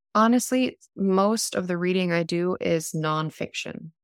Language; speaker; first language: English; non-native, fluent; German